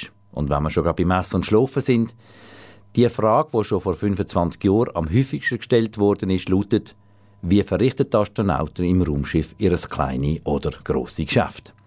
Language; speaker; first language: German; native; German